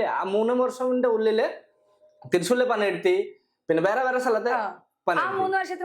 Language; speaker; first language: Malayalam; non-native, local second language; Bangla